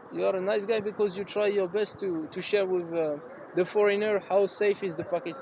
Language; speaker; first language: English; non-native, learner; French